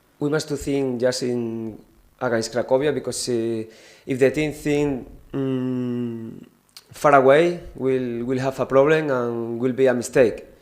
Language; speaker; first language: English; non-native, learner; Spanish